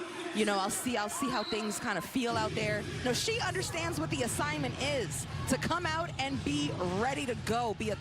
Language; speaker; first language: English; native; English